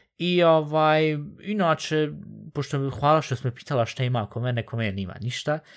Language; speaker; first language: Bosnian; early bilingual, heritage; Bosnian